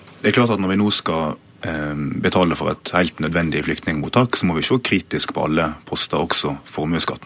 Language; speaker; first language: Norwegian; native; Norwegian